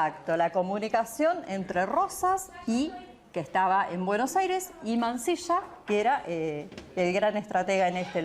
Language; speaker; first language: Spanish; native; Spanish